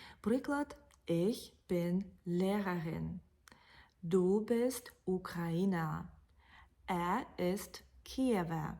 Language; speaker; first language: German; non-native, fluent; Ukrainian